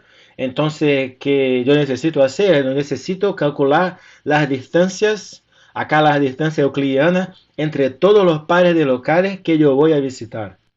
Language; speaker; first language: Spanish; non-native, fluent; Portuguese